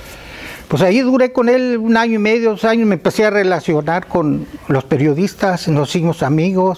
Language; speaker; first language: Spanish; native; Spanish